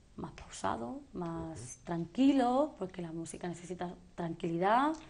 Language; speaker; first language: Spanish; native; Spanish